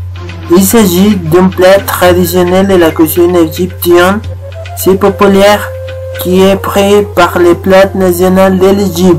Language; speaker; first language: French; non-native, learner; Spanish